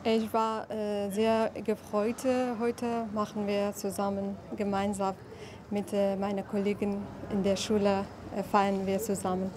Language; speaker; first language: German; non-native, learner; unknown